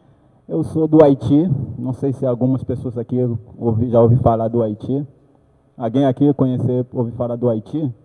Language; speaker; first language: Portuguese; non-native, learner; Haitian Creole